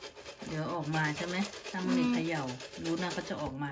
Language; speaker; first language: Thai; non-native, local second language; Lao